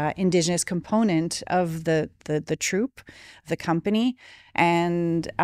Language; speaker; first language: English; early bilingual, other home language; French